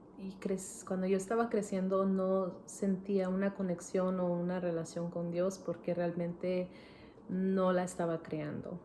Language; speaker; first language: Spanish; early bilingual, heritage; Spanish